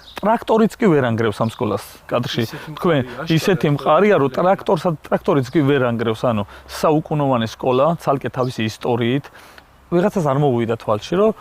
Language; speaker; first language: Georgian; native; Georgian